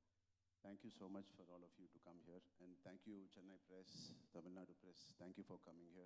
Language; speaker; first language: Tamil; non-native, learner; Telugu